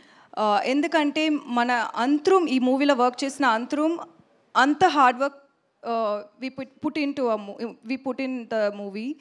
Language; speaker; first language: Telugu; non-native, learner; Tamil